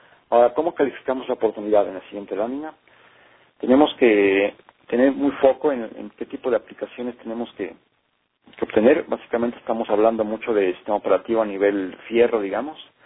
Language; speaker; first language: Spanish; native; Spanish